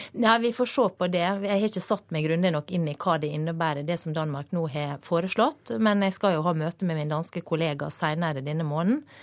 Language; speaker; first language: Norwegian; native; Norwegian